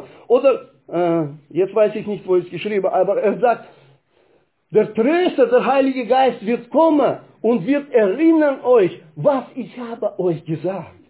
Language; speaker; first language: German; non-native, fluent; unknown